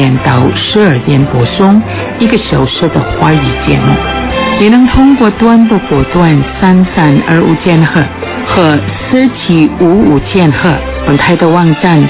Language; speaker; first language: Chinese; non-native, fluent; Indonesian